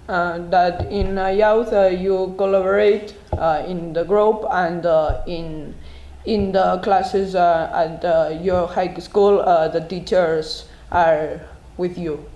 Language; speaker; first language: English; non-native, learner; Spanish